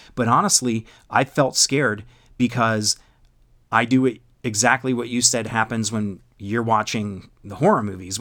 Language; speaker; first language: English; native; English